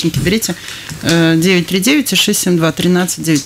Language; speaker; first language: Russian; native; Russian